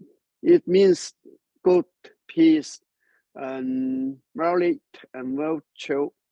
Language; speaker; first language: English; non-native, learner; Chinese